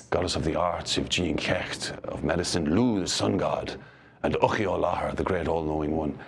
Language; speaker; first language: English; native; English